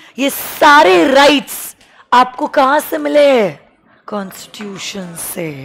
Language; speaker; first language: Hindi; native; Hindi